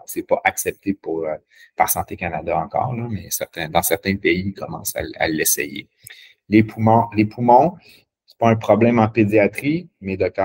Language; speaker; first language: French; native; French